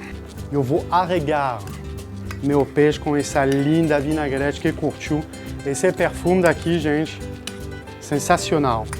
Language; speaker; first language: Portuguese; non-native, fluent; French